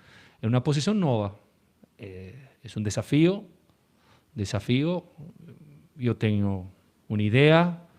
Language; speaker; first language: Portuguese; non-native, learner; Spanish